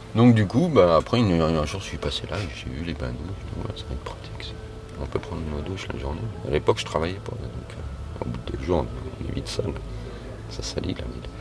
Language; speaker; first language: French; native; French